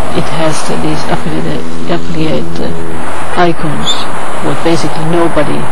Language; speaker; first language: English; non-native, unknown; Finnish